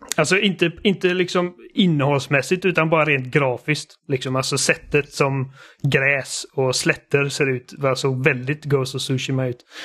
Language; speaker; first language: Swedish; native; Swedish